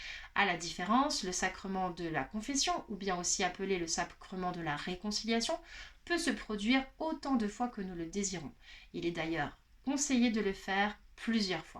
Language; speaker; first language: French; native; French